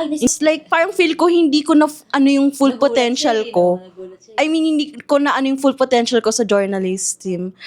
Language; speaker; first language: Filipino; non-native, local second language; English